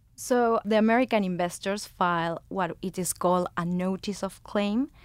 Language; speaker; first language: English; non-native, fluent; Spanish